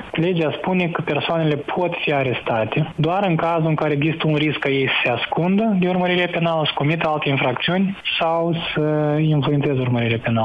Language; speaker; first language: Romanian; native; Romanian